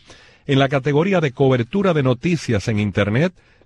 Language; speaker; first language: Spanish; native; Spanish